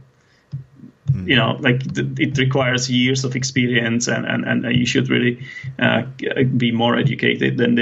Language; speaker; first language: English; non-native, fluent; Czech